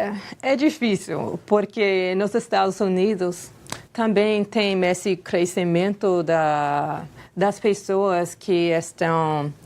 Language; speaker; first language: Portuguese; non-native, fluent; English